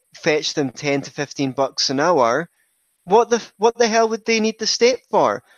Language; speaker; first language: English; native; English